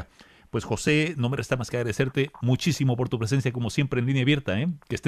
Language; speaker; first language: Spanish; native; Spanish